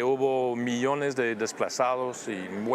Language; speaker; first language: Spanish; non-native, fluent; English